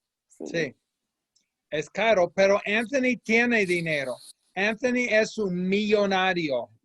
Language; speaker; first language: Spanish; non-native, fluent; English